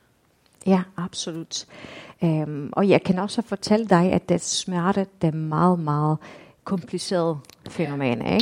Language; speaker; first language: Danish; non-native, fluent; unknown